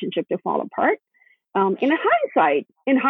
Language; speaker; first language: English; non-native, local second language; Gujarati